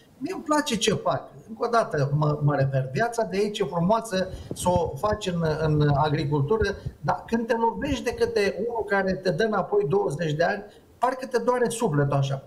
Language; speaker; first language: Romanian; native; Romanian